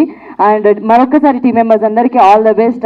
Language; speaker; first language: Telugu; native; Telugu